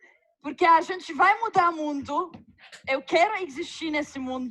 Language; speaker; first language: Portuguese; non-native, fluent; Arabic